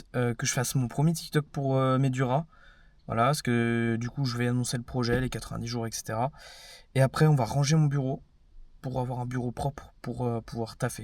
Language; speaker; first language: French; native; French